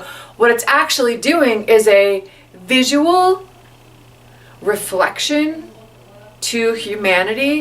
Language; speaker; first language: English; native; English